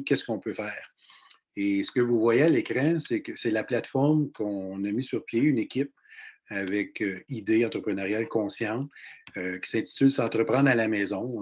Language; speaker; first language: French; native; French